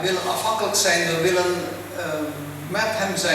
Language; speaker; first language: Dutch; early bilingual, other home language; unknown